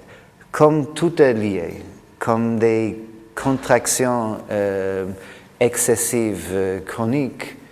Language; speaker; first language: French; non-native, fluent; English